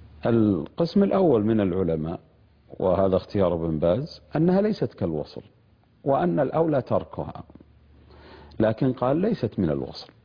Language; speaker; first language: Arabic; native; Arabic